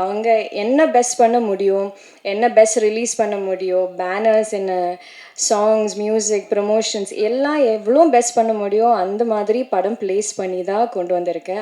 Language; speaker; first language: Tamil; non-native, learner; Malayalam